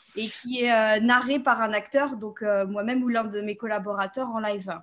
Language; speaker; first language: French; native; French